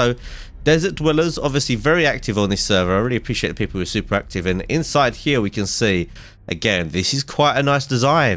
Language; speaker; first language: English; native; English